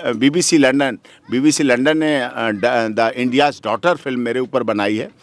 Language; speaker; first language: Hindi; native; Hindi